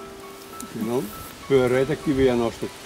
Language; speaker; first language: Finnish; native; Finnish